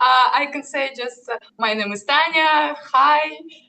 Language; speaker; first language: English; non-native, learner; Russian